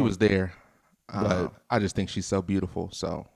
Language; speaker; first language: English; native; English